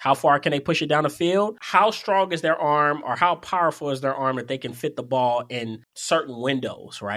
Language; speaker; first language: English; native; English